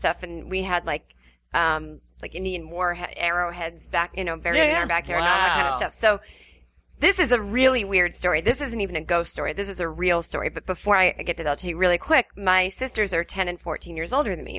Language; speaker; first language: English; native; English